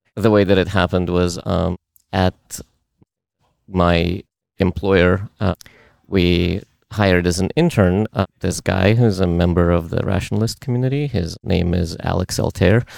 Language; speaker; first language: English; early bilingual, other home language; Russian